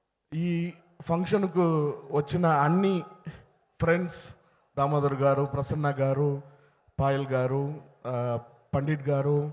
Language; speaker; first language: Telugu; non-native, learner; Tamil